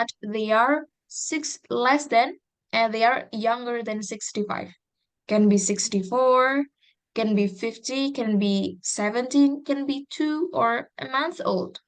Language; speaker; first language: English; non-native, fluent; Indonesian